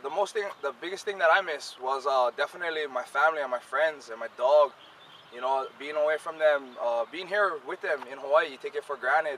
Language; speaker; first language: English; native; English